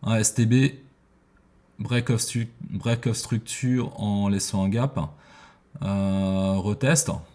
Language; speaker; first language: French; native; French